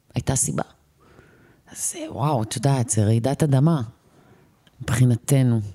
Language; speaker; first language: Hebrew; native; Hebrew